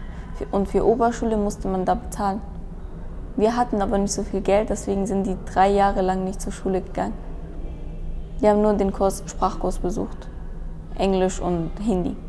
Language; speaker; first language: German; early bilingual, other home language; Persian